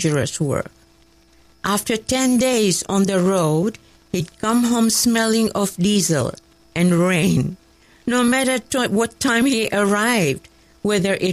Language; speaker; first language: English; non-native, local second language; Kachhi